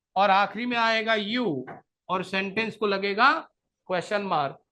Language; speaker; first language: Hindi; non-native, local second language; Marathi